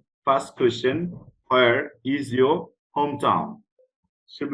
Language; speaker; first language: English; non-native, fluent; Bangla